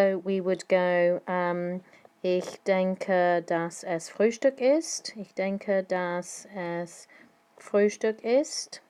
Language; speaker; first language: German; non-native, fluent; English